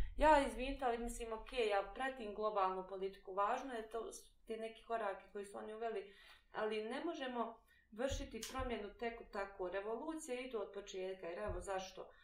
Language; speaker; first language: Bosnian; native; Bosnian